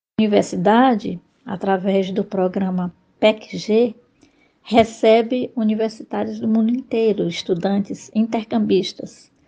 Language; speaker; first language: Portuguese; native; Portuguese